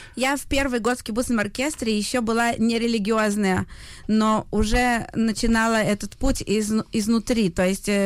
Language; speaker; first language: Russian; native; Russian